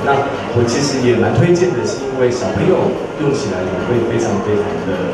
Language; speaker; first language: Chinese; native; Chinese